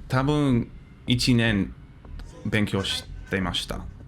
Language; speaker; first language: Japanese; non-native, learner; English